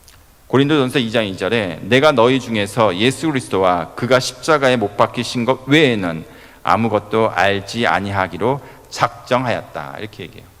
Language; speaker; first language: Korean; native; Korean